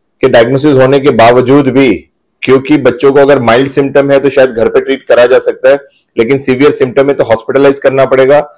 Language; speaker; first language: Hindi; non-native, local second language; Gujarati